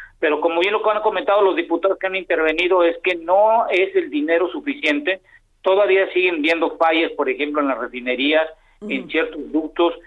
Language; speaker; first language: Spanish; native; Spanish